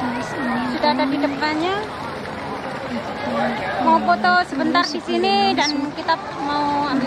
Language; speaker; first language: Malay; non-native, local second language; Javanese